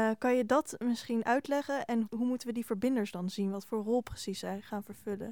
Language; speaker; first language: Dutch; native; Dutch